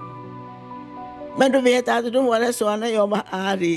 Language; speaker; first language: Swedish; non-native, fluent; Italian